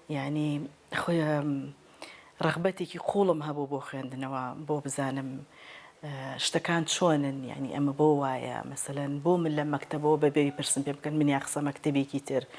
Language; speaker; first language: Central Kurdish; native; Central Kurdish